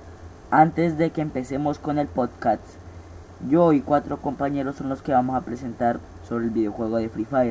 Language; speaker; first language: Spanish; native; Spanish